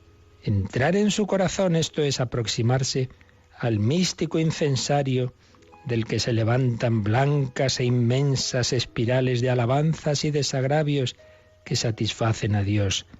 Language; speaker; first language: Spanish; native; Spanish